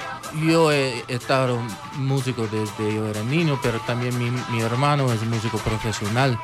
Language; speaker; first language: Spanish; early bilingual, heritage; English